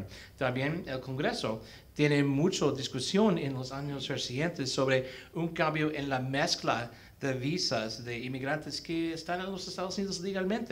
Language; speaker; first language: Spanish; early bilingual, heritage; Spanish